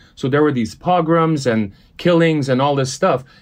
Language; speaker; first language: English; early bilingual, other home language; Armenian